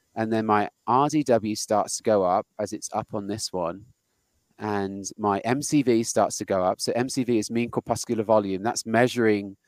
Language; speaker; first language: English; native; English